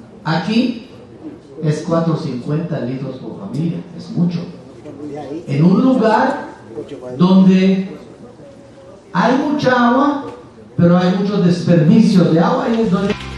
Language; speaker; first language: Spanish; non-native, fluent; Hebrew